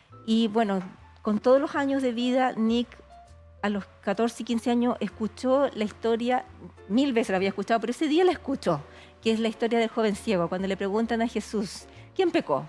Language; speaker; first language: Spanish; native; Spanish